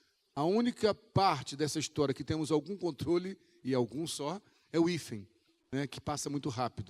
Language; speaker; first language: Portuguese; native; Portuguese